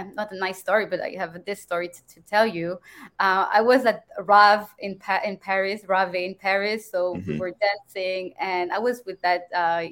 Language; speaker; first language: English; non-native, fluent; French